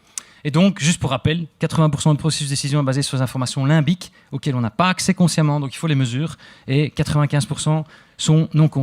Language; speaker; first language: French; native; French